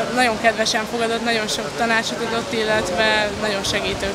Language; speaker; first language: Hungarian; native; Hungarian